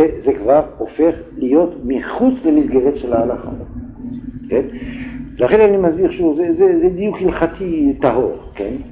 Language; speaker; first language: Hebrew; non-native, fluent; French